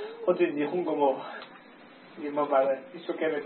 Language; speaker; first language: Japanese; non-native, learner; English